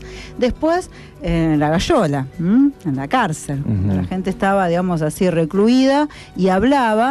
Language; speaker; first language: Spanish; native; Spanish